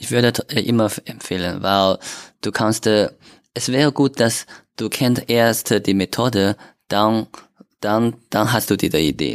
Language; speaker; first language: German; non-native, learner; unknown